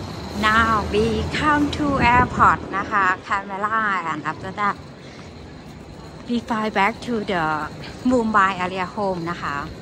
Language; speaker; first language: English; non-native, learner; Thai